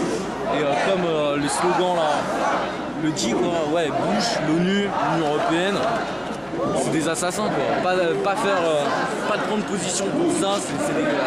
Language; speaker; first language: French; native; French